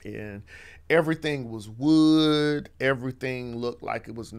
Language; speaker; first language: English; native; English